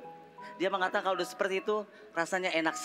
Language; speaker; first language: Indonesian; native; Indonesian